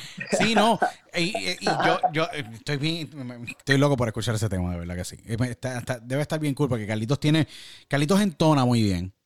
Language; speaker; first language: Spanish; native; Spanish